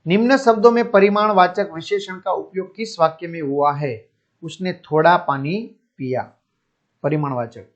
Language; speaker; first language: Hindi; non-native, local second language; Gujarati